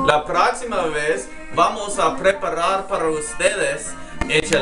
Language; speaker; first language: Spanish; non-native, learner; English